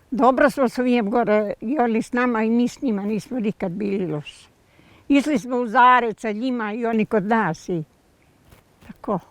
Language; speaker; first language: Bosnian; native; Bosnian